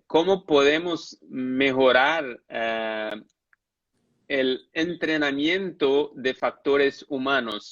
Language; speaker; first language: Spanish; non-native, fluent; Portuguese